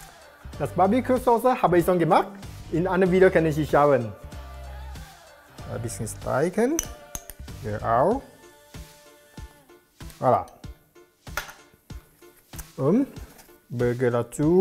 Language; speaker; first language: German; non-native, learner; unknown